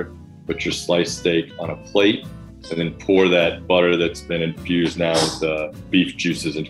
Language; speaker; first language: English; native; English